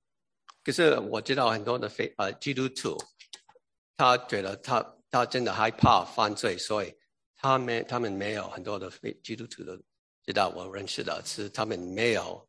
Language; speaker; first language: Chinese; early bilingual, heritage; English